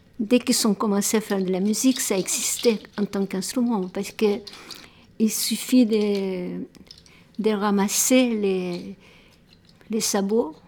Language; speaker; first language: French; non-native, fluent; Spanish